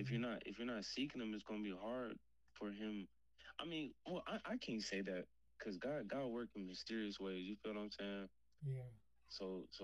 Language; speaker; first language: English; native; English